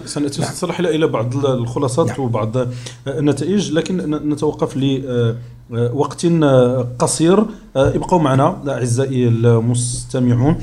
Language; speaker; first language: Arabic; native; Arabic